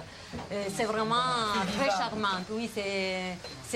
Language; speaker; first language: French; non-native, fluent; Italian